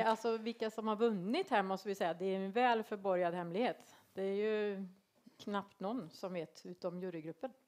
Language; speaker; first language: Swedish; native; Swedish